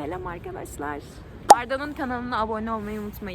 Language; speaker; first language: Turkish; native; Turkish